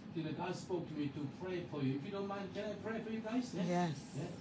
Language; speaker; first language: English; non-native, learner; Korean